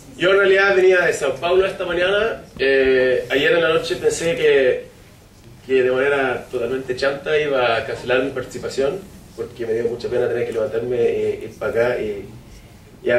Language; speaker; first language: Spanish; non-native, fluent; Swedish